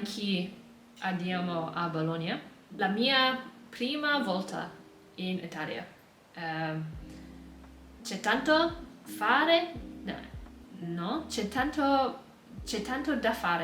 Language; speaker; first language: Italian; non-native, learner; English